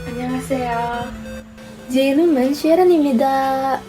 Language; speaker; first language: Korean; non-native, learner; Indonesian